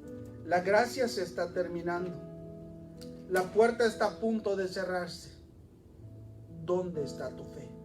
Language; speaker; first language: Spanish; native; Spanish